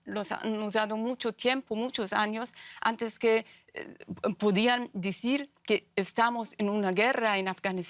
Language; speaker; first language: Spanish; non-native, fluent; Persian